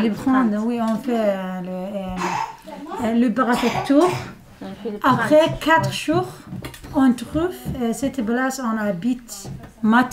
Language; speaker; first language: French; non-native, learner; Somali